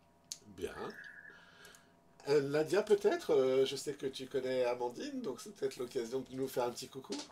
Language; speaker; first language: French; native; French